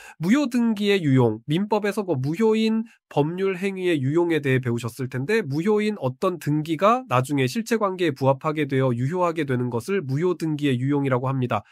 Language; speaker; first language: Korean; native; Korean